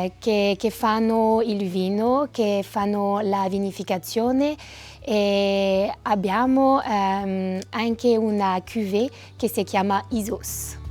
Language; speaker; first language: Italian; non-native, fluent; French